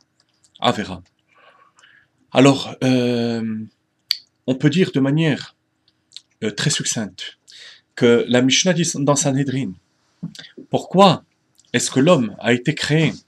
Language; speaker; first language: French; native; French